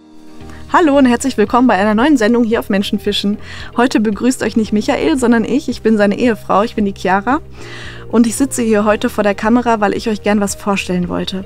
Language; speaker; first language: German; native; German